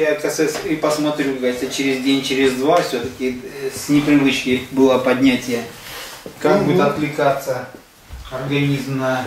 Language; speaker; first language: Russian; native; Russian